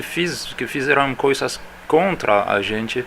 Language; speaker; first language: Portuguese; non-native, fluent; French